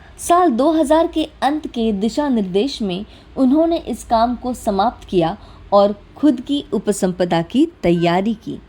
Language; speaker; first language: Hindi; native; Hindi